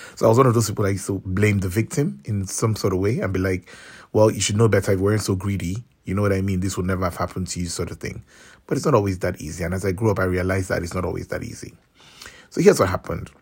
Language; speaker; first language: English; non-native, local second language; Yoruba